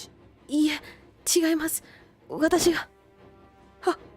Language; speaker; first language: Japanese; non-native, learner; Vietnamese